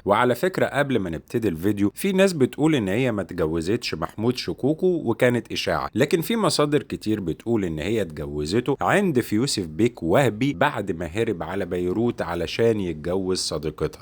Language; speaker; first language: Arabic; native; Arabic